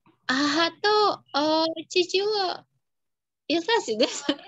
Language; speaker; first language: Japanese; non-native, learner; Indonesian